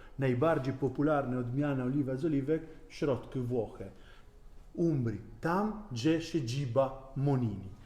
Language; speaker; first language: Polish; non-native, learner; Italian